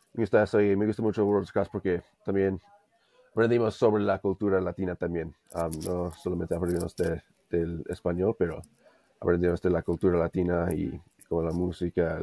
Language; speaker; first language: Spanish; non-native, fluent; English